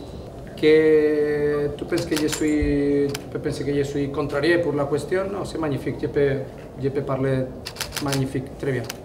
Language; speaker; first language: French; non-native, fluent; Spanish